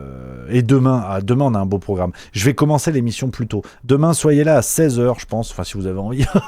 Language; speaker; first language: French; native; French